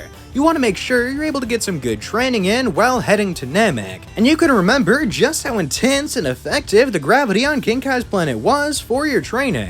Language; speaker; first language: English; native; English